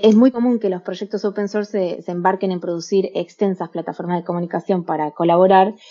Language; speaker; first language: Spanish; native; Spanish